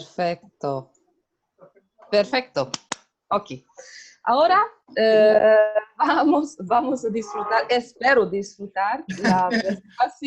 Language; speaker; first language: Spanish; non-native, learner; Hungarian